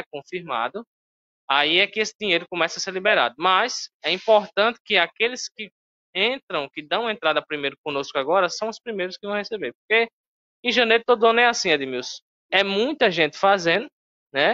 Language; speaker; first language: Portuguese; native; Portuguese